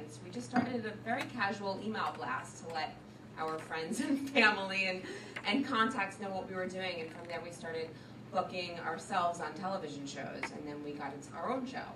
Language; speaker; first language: English; native; English